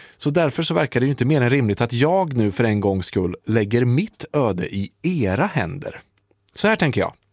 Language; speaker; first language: Swedish; native; Swedish